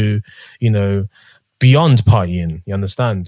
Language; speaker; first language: English; native; English